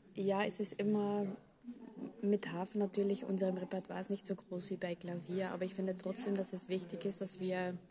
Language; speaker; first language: German; non-native, fluent; Dutch